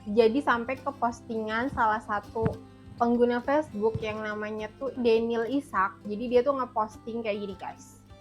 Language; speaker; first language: Indonesian; native; Indonesian